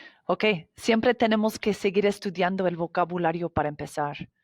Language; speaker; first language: Spanish; non-native, fluent; English